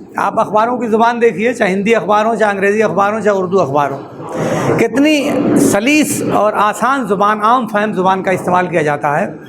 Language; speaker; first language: Urdu; native; Urdu